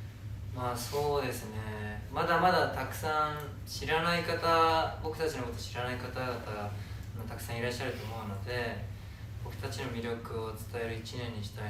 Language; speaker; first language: Japanese; native; Japanese